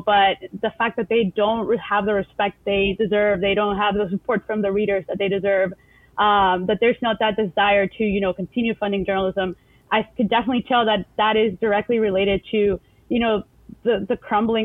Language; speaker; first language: English; non-native, fluent; Spanish